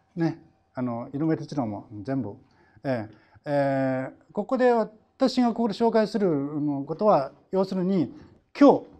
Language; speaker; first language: Japanese; non-native, fluent; Chinese